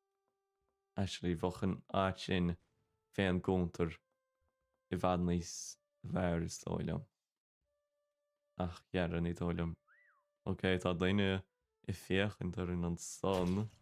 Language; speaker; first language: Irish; non-native, local second language; English